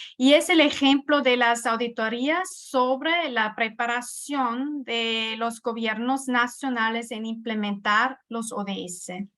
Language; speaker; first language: Spanish; non-native, fluent; German